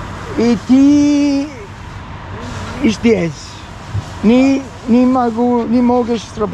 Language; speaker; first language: Russian; non-native, learner; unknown